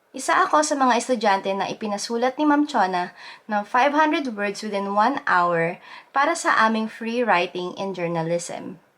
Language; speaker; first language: Filipino; native; Filipino